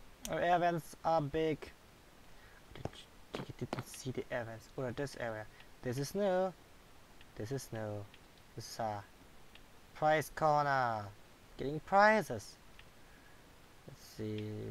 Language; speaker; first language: English; non-native, learner; German